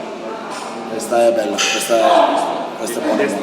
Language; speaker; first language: Italian; native; Italian